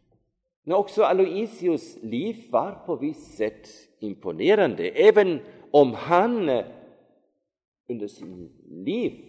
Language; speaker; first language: Swedish; non-native, fluent; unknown